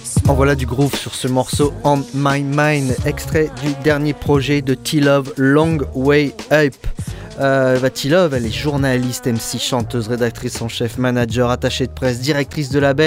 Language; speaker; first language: French; native; French